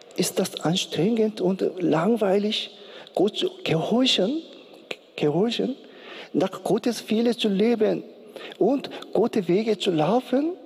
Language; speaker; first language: German; non-native, learner; Korean